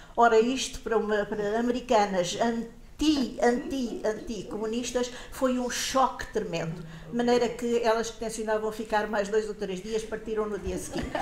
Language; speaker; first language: Portuguese; native; Portuguese